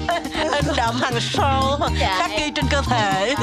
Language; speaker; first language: Vietnamese; native; Vietnamese